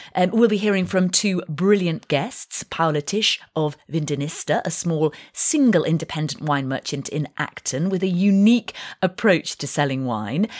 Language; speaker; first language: English; native; English